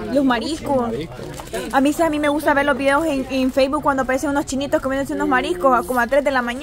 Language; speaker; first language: Spanish; native; Spanish